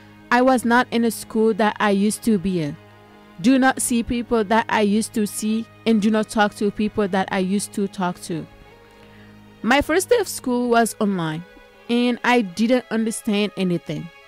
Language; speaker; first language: English; non-native, fluent; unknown